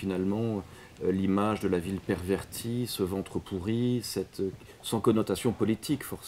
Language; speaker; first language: French; native; French